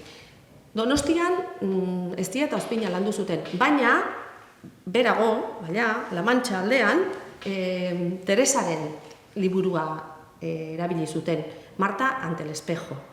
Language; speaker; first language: Basque; native; Basque